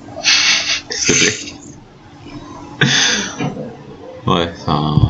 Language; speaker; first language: French; native; French